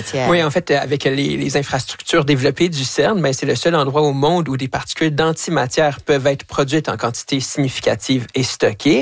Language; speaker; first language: French; native; French